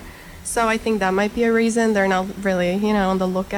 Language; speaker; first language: English; non-native, fluent; Norwegian